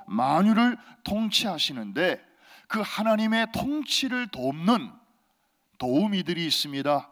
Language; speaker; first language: Korean; native; Korean